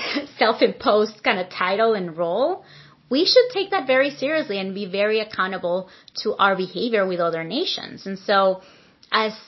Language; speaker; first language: English; non-native, fluent; Spanish